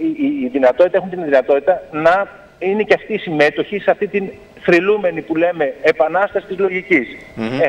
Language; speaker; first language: Greek; native; Greek